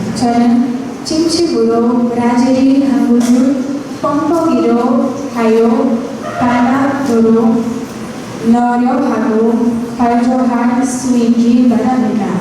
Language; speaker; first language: Korean; non-native, learner; Portuguese